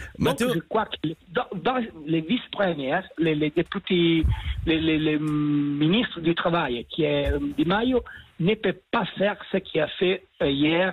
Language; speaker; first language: French; non-native, fluent; Italian